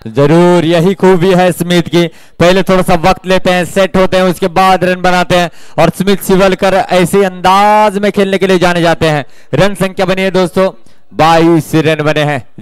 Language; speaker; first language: Hindi; non-native, local second language; Marathi